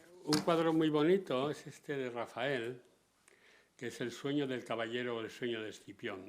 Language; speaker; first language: Spanish; native; Spanish